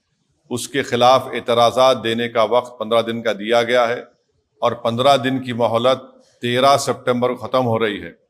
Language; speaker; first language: Hindi; native; Hindi